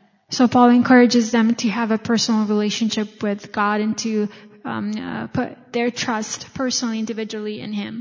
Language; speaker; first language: English; non-native, fluent; Italian